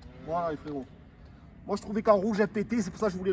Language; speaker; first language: French; native; French